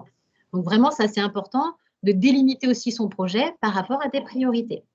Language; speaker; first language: French; native; French